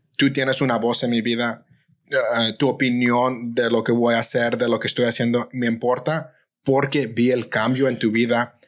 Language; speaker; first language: Spanish; early bilingual, heritage; Spanish